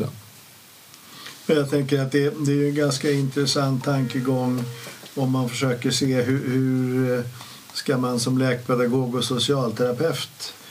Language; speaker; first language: Swedish; native; Swedish